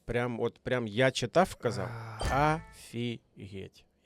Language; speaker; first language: Ukrainian; native; Ukrainian